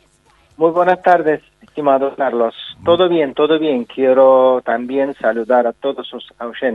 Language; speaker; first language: Spanish; non-native, fluent; Azerbaijani